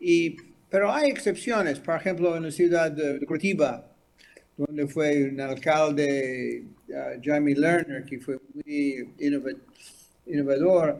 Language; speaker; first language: Spanish; non-native, fluent; English